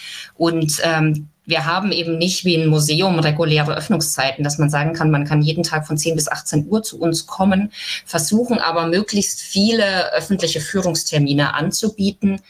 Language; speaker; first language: German; native; German